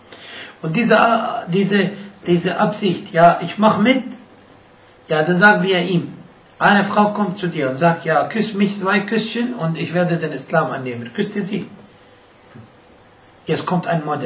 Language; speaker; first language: German; non-native, fluent; Arabic